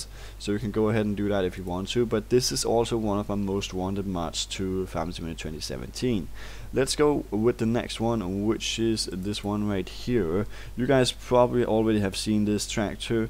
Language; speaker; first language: English; non-native, fluent; Danish